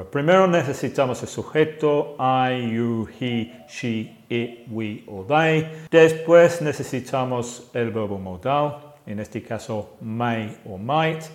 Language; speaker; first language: Spanish; non-native, fluent; English